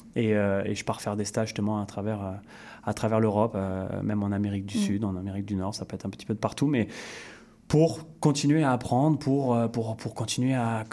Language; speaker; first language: French; native; French